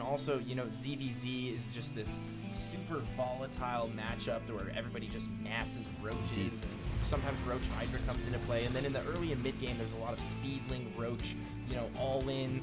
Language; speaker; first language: English; native; English